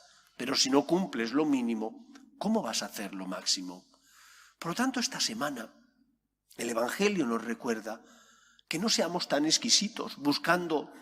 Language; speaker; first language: Spanish; native; Spanish